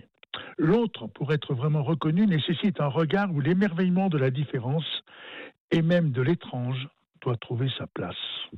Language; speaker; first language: French; native; French